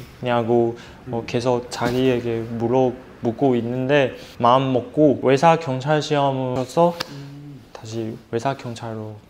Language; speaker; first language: Korean; non-native, fluent; Chinese